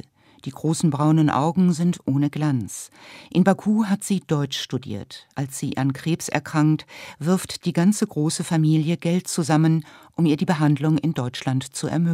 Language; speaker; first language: German; native; German